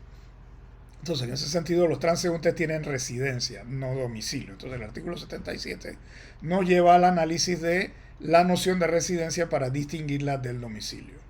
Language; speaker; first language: Spanish; native; Spanish